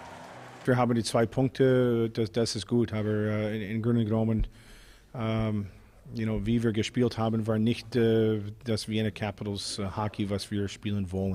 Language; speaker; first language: German; non-native, fluent; English